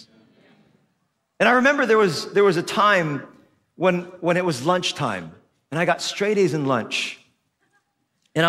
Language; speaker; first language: English; non-native, local second language; Filipino